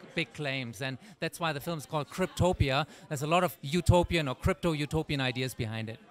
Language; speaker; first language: English; native; English